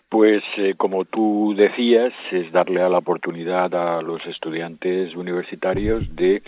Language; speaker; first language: Spanish; native; Spanish